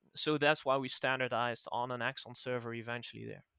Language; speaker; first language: English; non-native, fluent; Dutch